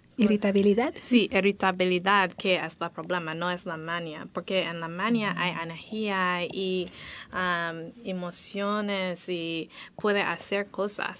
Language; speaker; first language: Spanish; non-native, learner; English